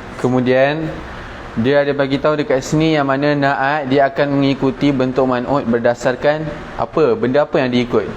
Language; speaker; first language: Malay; native; Malay